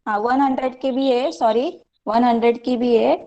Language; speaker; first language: Hindi; non-native, local second language; Marathi